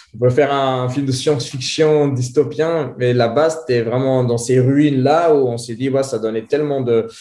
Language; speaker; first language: French; native; French